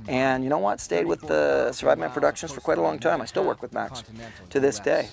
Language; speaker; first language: English; native; English